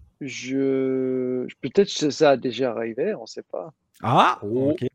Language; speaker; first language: French; non-native, learner; English